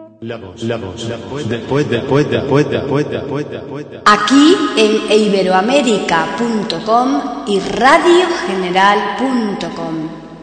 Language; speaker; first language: Spanish; native; Spanish